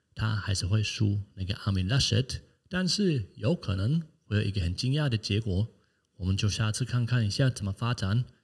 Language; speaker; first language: Chinese; non-native, fluent; German